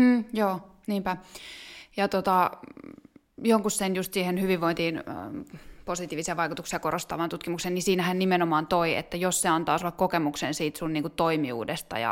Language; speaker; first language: Finnish; native; Finnish